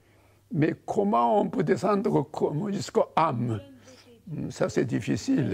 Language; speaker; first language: French; non-native, learner; Japanese